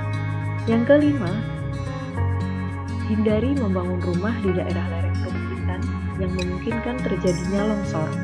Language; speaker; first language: Indonesian; native; Indonesian